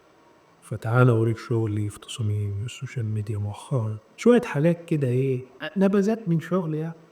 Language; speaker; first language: Arabic; native; Arabic